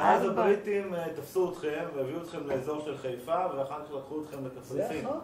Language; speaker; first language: Hebrew; native; Hebrew